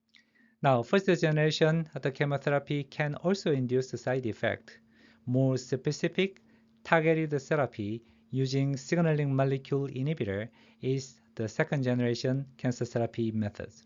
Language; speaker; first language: English; non-native, fluent; Korean